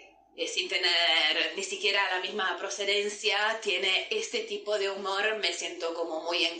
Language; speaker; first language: Spanish; non-native, fluent; Italian